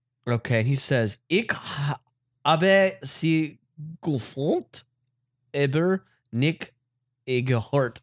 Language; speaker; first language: German; non-native, learner; English